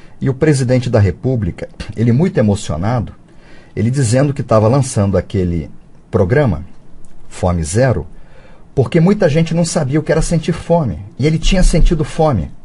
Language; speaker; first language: Portuguese; native; Portuguese